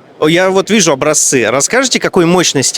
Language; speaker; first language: Russian; native; Russian